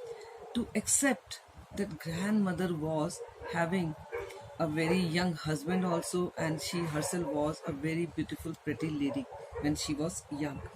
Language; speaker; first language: English; non-native, local second language; Hindi